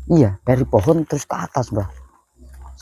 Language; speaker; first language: Indonesian; native; Indonesian